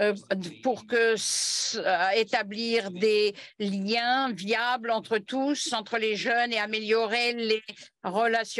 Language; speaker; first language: French; non-native, fluent; Catalan